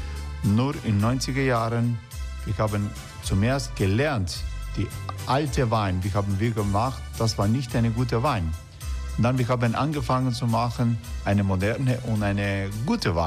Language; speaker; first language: German; non-native, fluent; Croatian